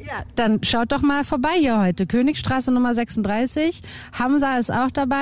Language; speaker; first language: German; native; German